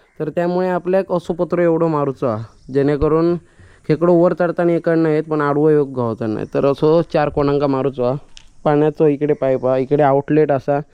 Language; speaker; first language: Marathi; native; Marathi